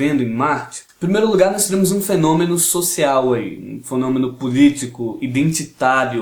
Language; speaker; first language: Portuguese; native; Portuguese